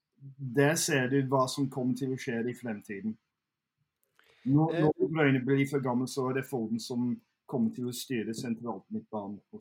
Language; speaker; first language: Norwegian; non-native, fluent; English